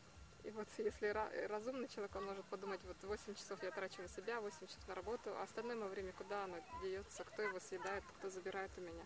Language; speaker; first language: Russian; native; Russian